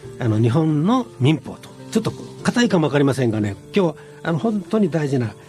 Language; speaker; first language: Japanese; native; Japanese